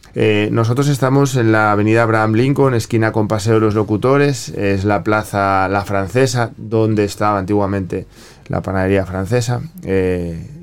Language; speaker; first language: Spanish; native; Spanish